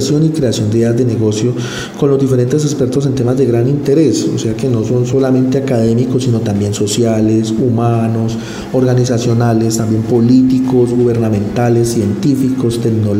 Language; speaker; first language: Spanish; native; Spanish